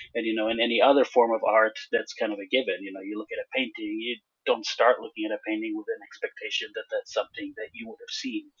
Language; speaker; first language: English; non-native, fluent; Hebrew